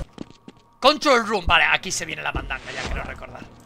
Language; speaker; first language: Spanish; native; Spanish